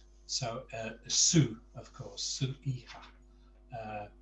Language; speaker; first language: Spanish; non-native, fluent; English